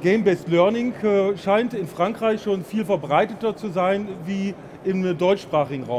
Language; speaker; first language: German; native; German